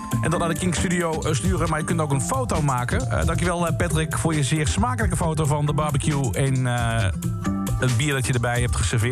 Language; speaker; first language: Dutch; native; Dutch